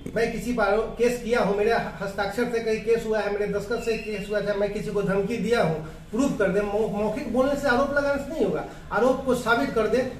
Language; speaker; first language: Hindi; native; Hindi